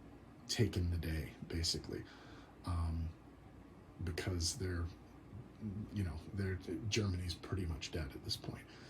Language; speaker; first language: English; native; English